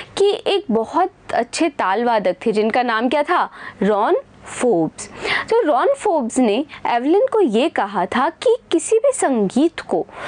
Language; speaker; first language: Hindi; native; Hindi